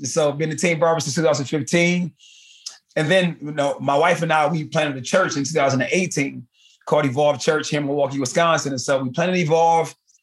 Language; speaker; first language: English; native; English